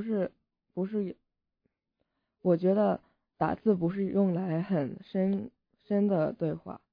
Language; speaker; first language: Chinese; early bilingual, heritage; English